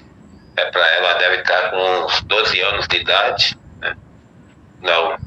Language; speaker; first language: Portuguese; native; Portuguese